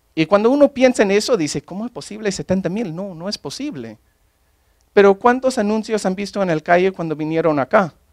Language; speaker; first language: Spanish; non-native, fluent; English